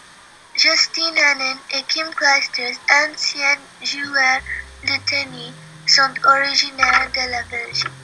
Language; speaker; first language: French; non-native, learner; English